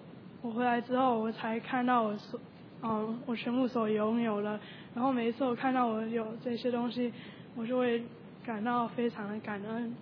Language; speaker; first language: Chinese; early bilingual, heritage; Chinese